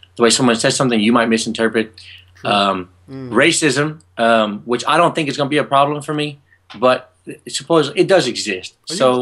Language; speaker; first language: English; native; English